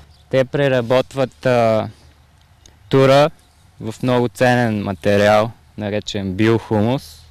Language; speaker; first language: Bulgarian; native; Bulgarian